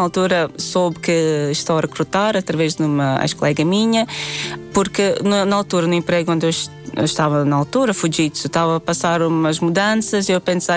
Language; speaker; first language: Portuguese; non-native, fluent; Latvian